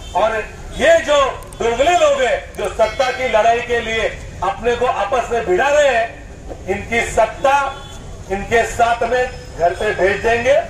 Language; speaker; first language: Hindi; non-native, local second language; Marathi